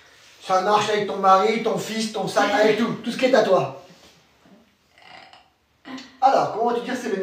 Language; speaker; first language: French; non-native, fluent; Spanish